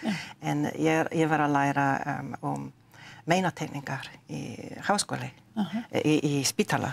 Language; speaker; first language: Icelandic; non-native, learner; English